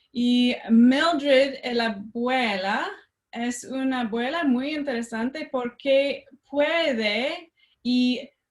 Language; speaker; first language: Spanish; non-native, learner; French